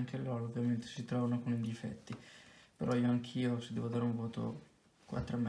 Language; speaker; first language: Italian; native; Italian